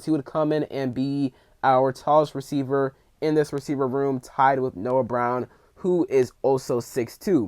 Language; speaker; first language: English; native; English